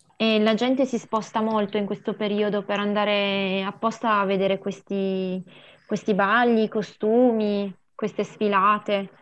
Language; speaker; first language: Italian; early bilingual, other home language; Sinhala